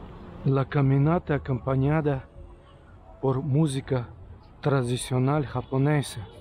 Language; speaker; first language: Spanish; non-native, learner; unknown